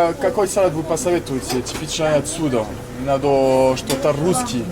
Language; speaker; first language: Russian; non-native, learner; French